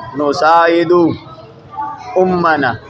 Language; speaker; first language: Arabic; non-native, learner; Urdu